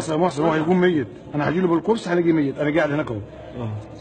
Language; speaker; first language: Arabic; native; Arabic